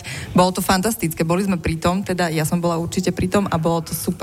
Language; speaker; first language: Slovak; native; Slovak